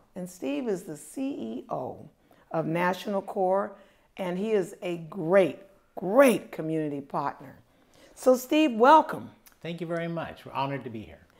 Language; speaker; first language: English; native; English